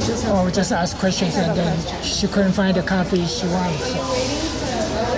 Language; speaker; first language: English; non-native, fluent; Chinese